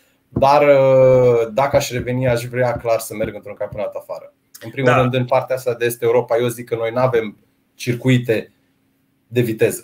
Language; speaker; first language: Romanian; native; Romanian